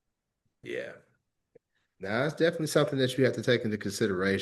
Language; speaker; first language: English; native; English